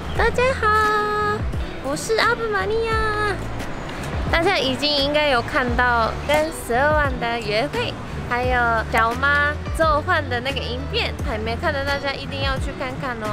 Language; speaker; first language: Chinese; non-native, fluent; Japanese